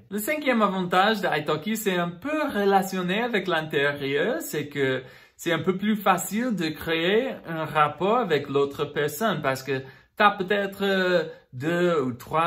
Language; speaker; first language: French; non-native, fluent; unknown